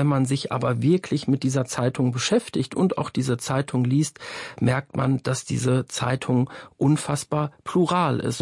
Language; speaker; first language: German; native; German